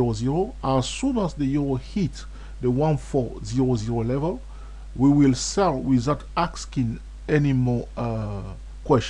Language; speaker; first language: English; non-native, fluent; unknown